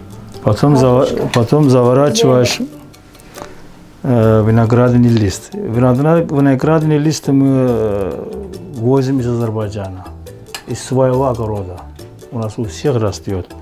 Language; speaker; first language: Russian; non-native, fluent; Azerbaijani